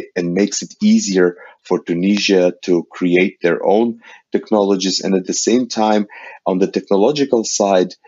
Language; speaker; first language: English; non-native, fluent; Ukrainian